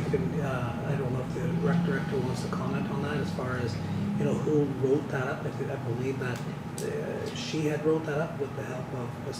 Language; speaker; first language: English; native; English